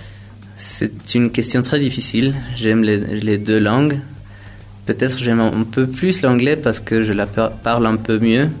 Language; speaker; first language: French; non-native, fluent; Spanish